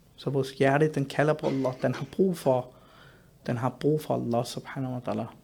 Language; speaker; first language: Danish; early bilingual, other home language; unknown